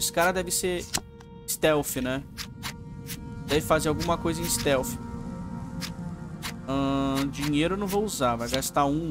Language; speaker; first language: Portuguese; native; Portuguese